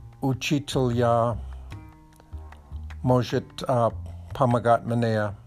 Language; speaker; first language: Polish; non-native, learner; English